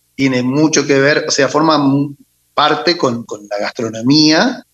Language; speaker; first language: Spanish; native; Spanish